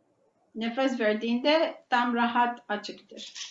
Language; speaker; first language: Turkish; non-native, fluent; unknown